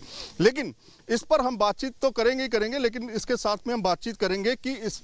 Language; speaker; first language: Hindi; native; Hindi